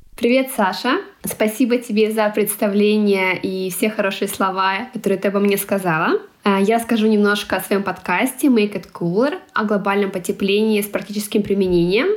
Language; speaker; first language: Russian; non-native, local second language; Tatar